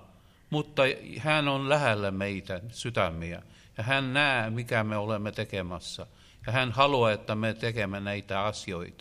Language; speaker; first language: Finnish; non-native, learner; Russian